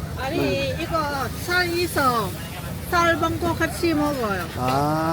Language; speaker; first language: Korean; non-native, learner; Lao